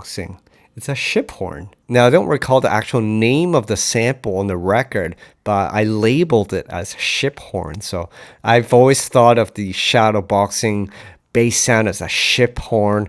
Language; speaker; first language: English; native; English